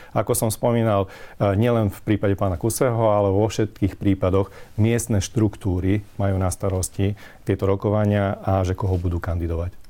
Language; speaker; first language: Slovak; non-native, local second language; Hungarian